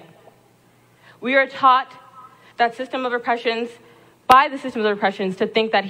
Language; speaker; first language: English; native; English